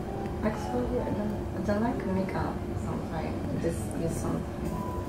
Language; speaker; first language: English; non-native, learner; Indonesian